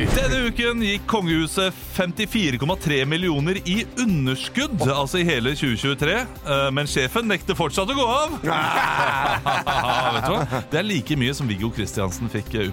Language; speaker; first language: Norwegian; native; Norwegian